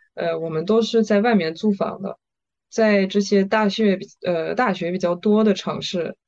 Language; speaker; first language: Chinese; non-native, fluent; French